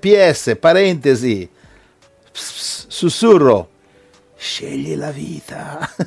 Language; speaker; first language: Italian; native; Italian